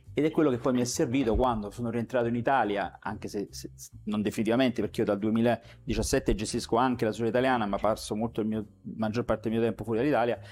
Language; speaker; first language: Italian; native; Italian